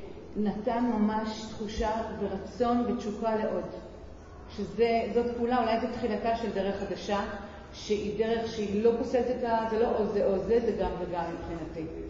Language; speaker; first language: Hebrew; native; Hebrew